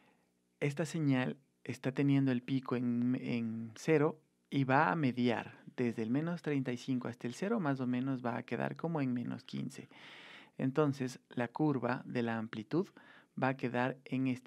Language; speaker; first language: Spanish; native; Spanish